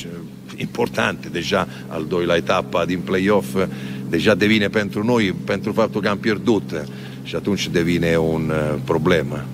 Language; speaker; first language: Romanian; non-native, fluent; Italian